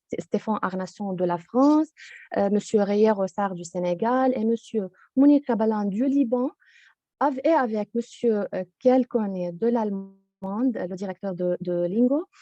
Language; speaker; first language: French; non-native, fluent; Arabic